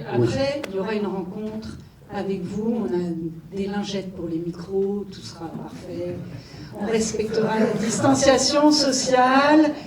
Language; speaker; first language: French; native; French